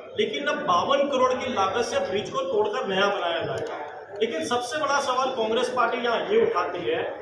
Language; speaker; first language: Hindi; non-native, local second language; Gujarati